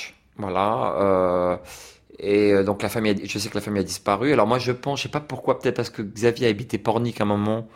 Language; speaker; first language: French; native; French